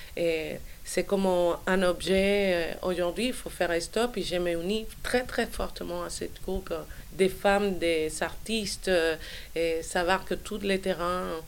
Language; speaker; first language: French; non-native, fluent; Spanish